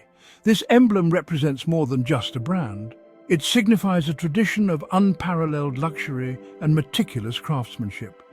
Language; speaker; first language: English; native; English